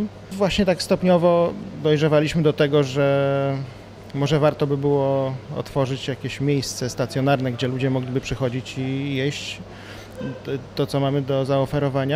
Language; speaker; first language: Polish; native; Polish